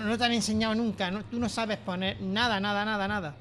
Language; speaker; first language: Spanish; native; Spanish